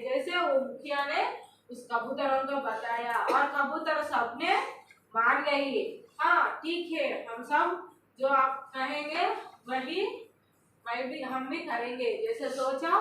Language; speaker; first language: Hindi; non-native, local second language; Telugu